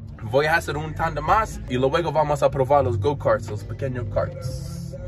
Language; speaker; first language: Spanish; non-native, learner; English